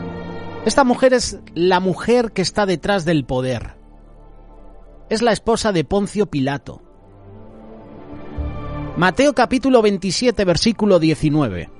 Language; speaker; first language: Spanish; native; Spanish